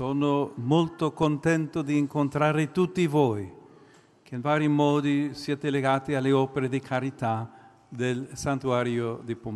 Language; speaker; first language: Italian; non-native, fluent; English